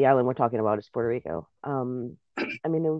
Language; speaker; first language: English; non-native, fluent; Spanish